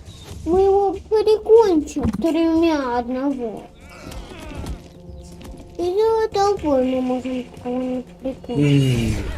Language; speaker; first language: Russian; native; Russian